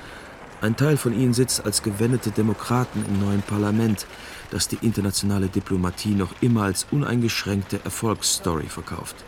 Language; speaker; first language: German; native; German